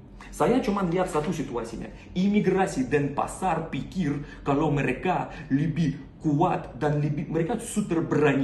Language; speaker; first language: Indonesian; non-native, learner; Russian